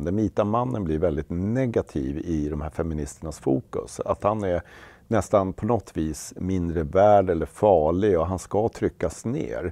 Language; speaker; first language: Swedish; native; Swedish